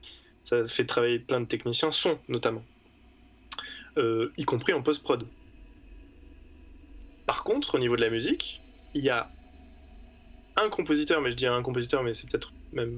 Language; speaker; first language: French; native; French